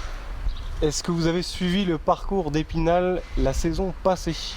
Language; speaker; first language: French; native; French